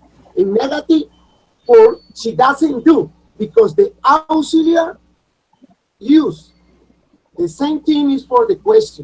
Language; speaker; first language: English; non-native, learner; Spanish